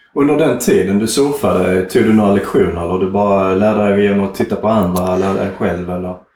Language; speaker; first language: Swedish; native; Swedish